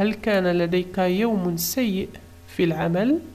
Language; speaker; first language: Arabic; native; Arabic